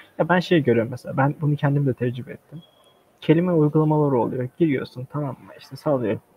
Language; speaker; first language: Turkish; native; Turkish